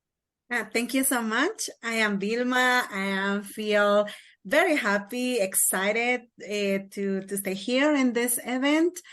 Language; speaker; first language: English; non-native, learner; Kaqchikel